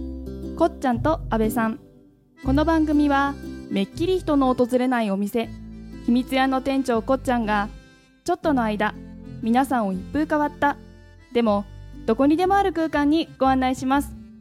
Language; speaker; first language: Japanese; native; Japanese